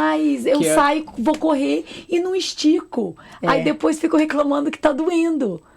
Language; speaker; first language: Portuguese; native; Portuguese